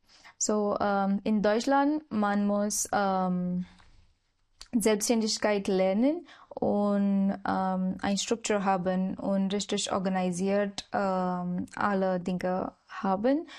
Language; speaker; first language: German; non-native, learner; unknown